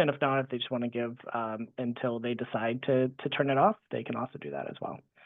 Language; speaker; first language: English; native; English